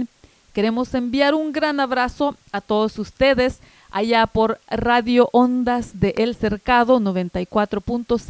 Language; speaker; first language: Spanish; native; Spanish